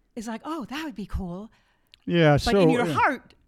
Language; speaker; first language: English; early bilingual, other home language; German